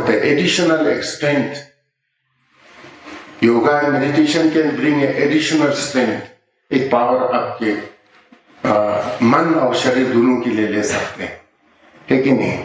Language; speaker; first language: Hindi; non-native, local second language; Ladakhi